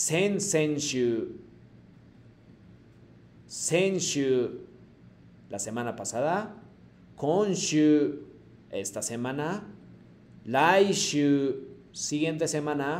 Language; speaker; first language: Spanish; non-native, fluent; Japanese